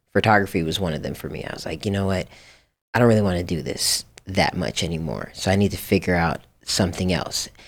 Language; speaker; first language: English; early bilingual, other home language; Japanese